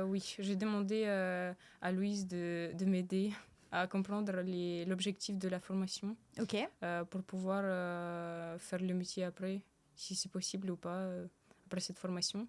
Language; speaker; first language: French; early bilingual, other home language; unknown